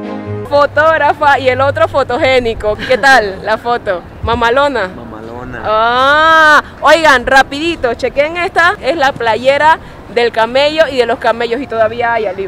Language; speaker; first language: Spanish; native; Spanish